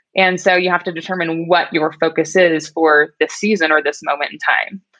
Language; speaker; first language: English; native; English